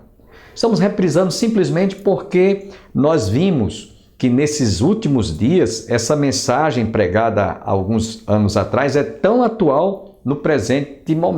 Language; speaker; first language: Portuguese; native; Portuguese